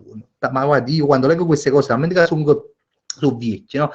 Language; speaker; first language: Italian; native; Italian